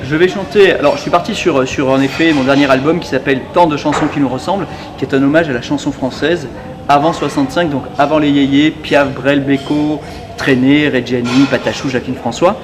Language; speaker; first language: French; native; French